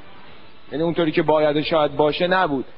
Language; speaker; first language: Persian; native; Persian